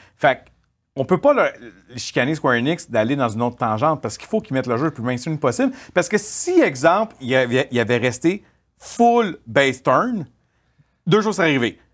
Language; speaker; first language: French; native; French